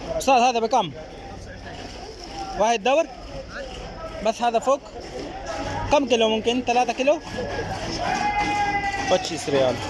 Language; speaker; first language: Arabic; non-native, learner; Urdu